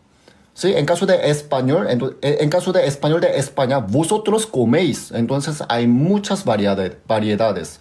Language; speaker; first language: Spanish; non-native, fluent; Korean